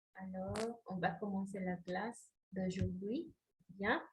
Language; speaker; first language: French; non-native, fluent; Spanish